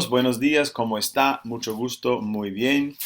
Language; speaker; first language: Spanish; non-native, fluent; English